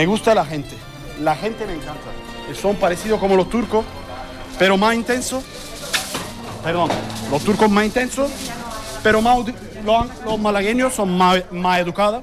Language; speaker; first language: Spanish; non-native, learner; Turkish